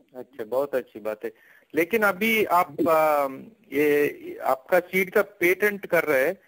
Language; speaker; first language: Hindi; non-native, local second language; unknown